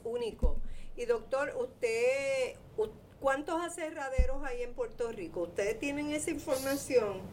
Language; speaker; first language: Spanish; native; Spanish